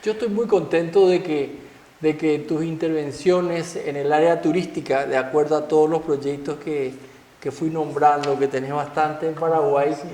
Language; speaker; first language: Spanish; native; Spanish